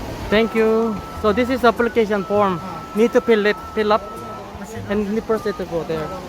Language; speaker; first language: English; non-native, learner; Korean